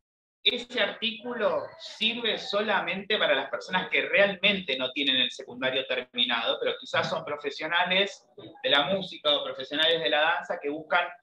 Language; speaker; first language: Spanish; native; Spanish